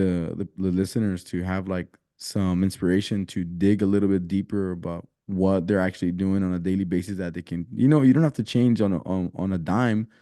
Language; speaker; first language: English; early bilingual, other home language; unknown